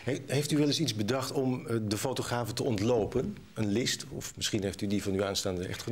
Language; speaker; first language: Dutch; native; Dutch